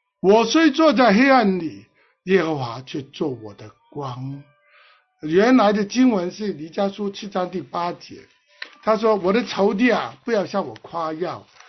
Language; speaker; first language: Chinese; non-native, local second language; Cantonese